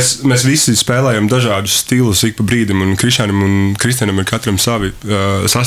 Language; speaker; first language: Russian; non-native, local second language; Latvian